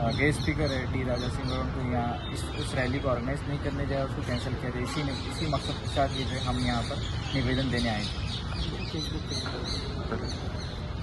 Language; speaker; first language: Urdu; native; Urdu